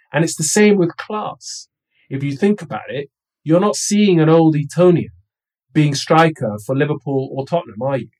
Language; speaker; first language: English; early bilingual, other home language; Somali